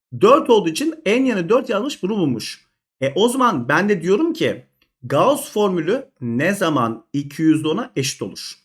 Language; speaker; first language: Turkish; native; Turkish